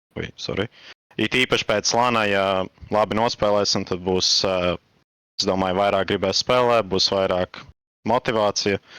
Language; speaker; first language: Latvian; native; Latvian